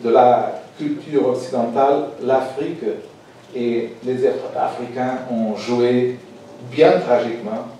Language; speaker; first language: French; non-native, fluent; Portuguese